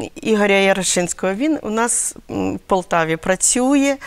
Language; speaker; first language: Ukrainian; native; Ukrainian